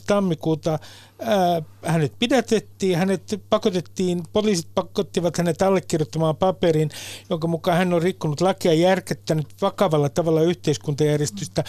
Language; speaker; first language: Finnish; native; Finnish